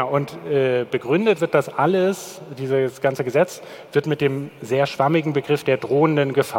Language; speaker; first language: German; native; German